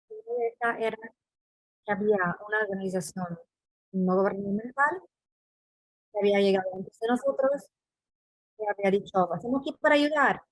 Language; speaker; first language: Spanish; non-native, fluent; English